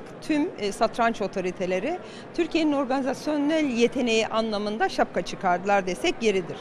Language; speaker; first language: Turkish; native; Turkish